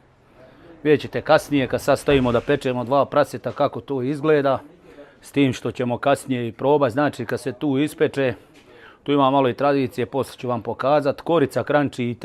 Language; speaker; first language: Bosnian; native; Bosnian